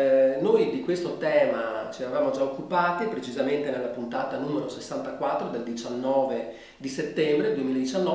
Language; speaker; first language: Italian; native; Italian